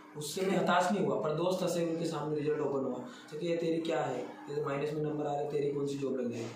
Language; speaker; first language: Hindi; native; Hindi